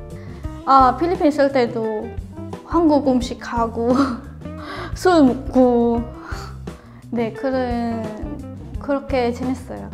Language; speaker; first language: Korean; non-native, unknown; Filipino